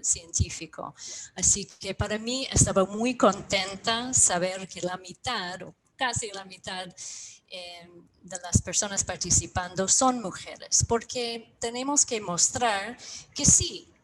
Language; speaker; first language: Spanish; non-native, fluent; English